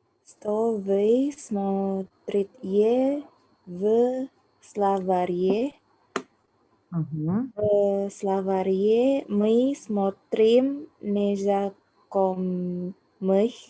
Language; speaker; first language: Russian; non-native, learner; Indonesian